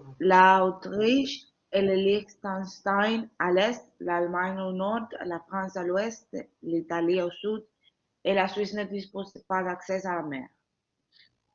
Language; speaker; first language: French; non-native, learner; Spanish